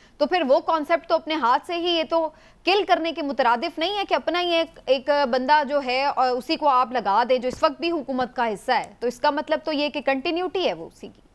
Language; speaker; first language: Urdu; native; Urdu